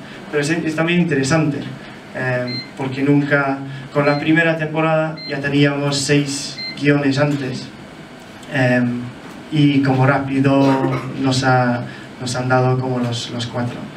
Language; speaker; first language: Spanish; non-native, fluent; English